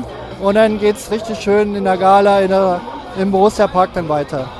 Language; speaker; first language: German; native; German